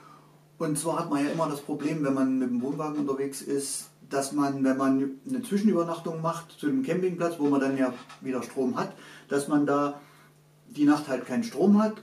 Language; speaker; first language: German; native; German